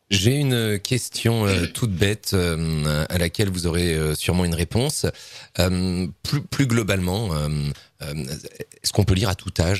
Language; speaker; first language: French; native; French